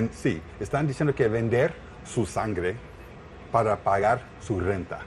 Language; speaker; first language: Spanish; non-native, learner; English